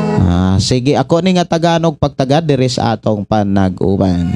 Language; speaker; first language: Cebuano; native; Cebuano